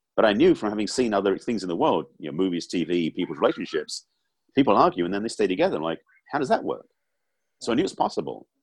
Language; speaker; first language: English; native; English